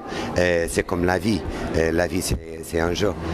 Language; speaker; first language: French; non-native, learner; Portuguese